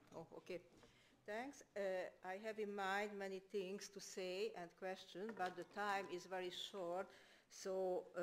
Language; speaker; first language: English; non-native, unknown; Hungarian